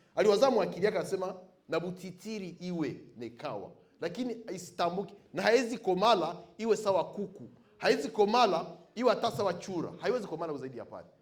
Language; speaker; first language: Swahili; non-native, local second language; Bembe